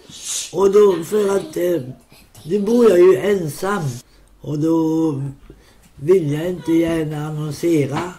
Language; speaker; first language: Swedish; non-native, local second language; Romany